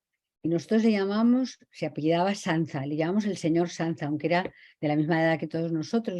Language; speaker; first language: Spanish; native; Spanish